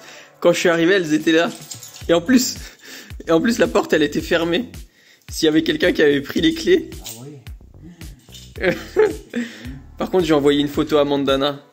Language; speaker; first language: French; native; French